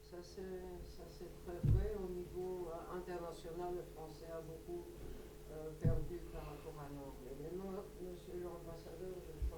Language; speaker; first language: French; non-native, local second language; Luxembourgish